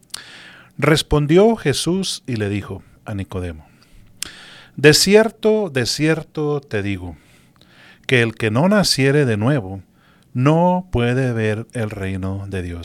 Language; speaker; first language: Spanish; native; Spanish